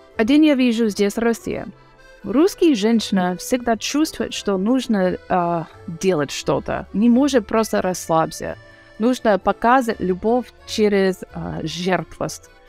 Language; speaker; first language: Russian; non-native, learner; English